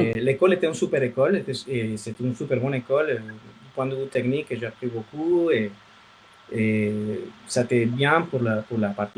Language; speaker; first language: French; non-native, fluent; Spanish